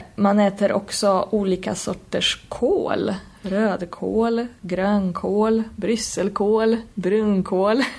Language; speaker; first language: Swedish; non-native, fluent; Polish